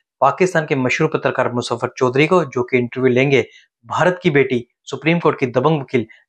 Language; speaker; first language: Hindi; native; Hindi